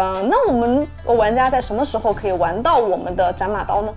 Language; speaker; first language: Chinese; native; Chinese